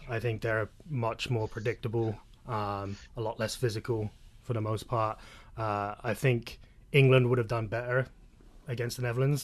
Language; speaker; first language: English; native; English